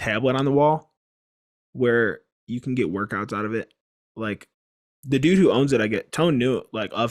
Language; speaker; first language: English; native; English